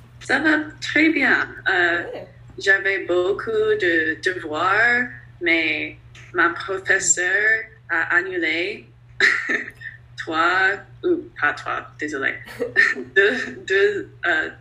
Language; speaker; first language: French; non-native, learner; English